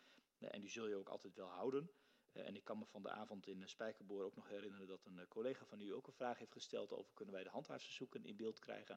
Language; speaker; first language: Dutch; native; Dutch